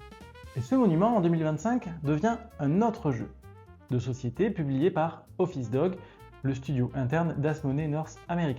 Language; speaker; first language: French; native; French